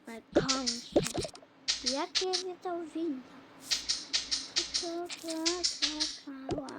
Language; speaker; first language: Polish; early bilingual, heritage; Polish